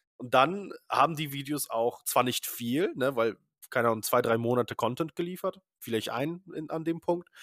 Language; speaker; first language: German; early bilingual, other home language; Polish